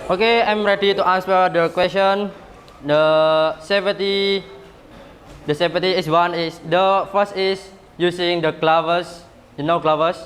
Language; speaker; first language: English; non-native, learner; Indonesian